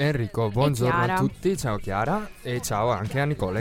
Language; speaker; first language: Italian; native; Italian